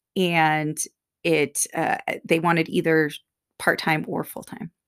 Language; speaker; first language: English; native; English